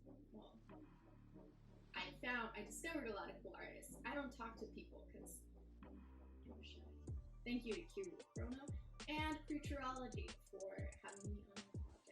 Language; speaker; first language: English; native; English